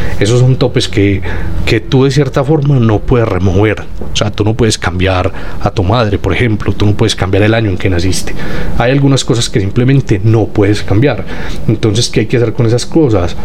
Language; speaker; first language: Spanish; native; Spanish